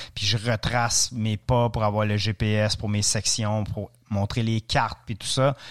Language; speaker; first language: French; native; French